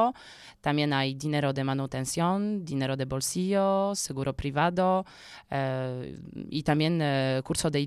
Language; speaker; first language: Spanish; non-native, learner; Polish